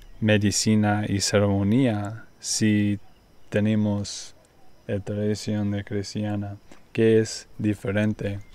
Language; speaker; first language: Spanish; non-native, learner; English